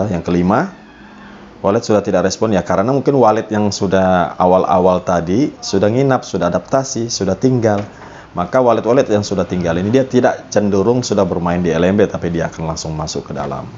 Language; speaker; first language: Indonesian; native; Indonesian